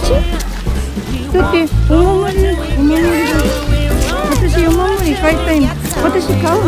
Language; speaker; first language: Japanese; non-native, fluent; Filipino